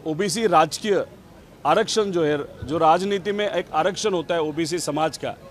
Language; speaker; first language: Hindi; non-native, local second language; Marathi